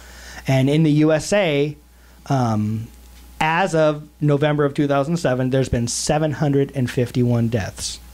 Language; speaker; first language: English; native; English